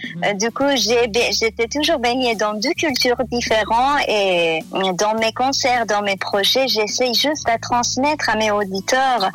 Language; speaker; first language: French; non-native, fluent; Persian